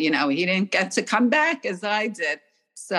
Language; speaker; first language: English; native; English